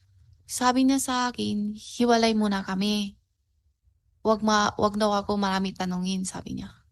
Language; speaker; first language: Filipino; non-native, learner; Chinese